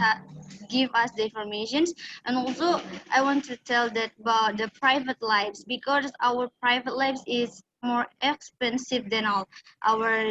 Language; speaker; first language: English; non-native, learner; Indonesian